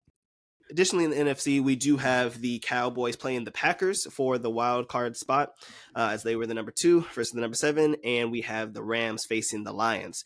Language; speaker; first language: English; native; English